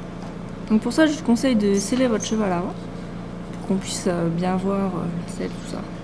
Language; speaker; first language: French; native; French